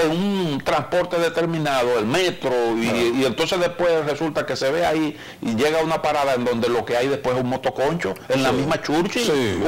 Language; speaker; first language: Spanish; native; Spanish